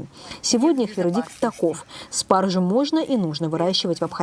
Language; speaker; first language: Russian; native; Russian